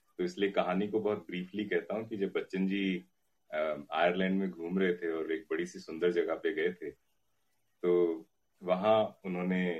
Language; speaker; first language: Hindi; native; Hindi